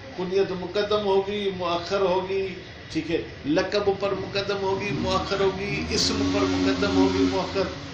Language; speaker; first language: Urdu; non-native, local second language; Sindhi